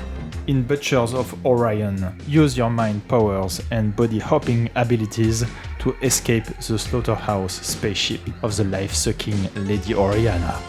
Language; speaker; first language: English; non-native, fluent; French